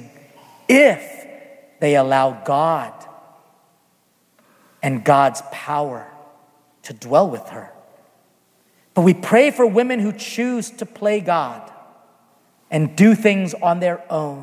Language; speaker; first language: English; native; English